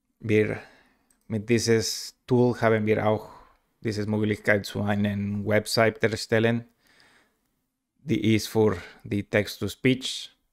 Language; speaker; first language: German; non-native, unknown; Spanish